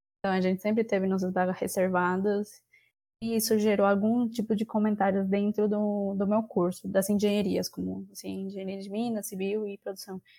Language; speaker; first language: Portuguese; non-native, fluent; Spanish